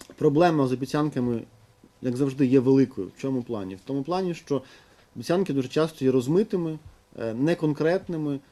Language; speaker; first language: Ukrainian; native; Ukrainian